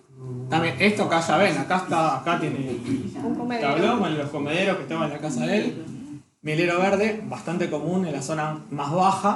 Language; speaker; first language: Spanish; native; Spanish